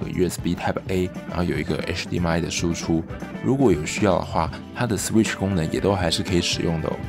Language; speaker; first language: Chinese; native; Chinese